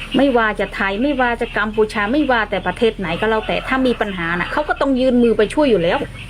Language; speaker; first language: Thai; native; Thai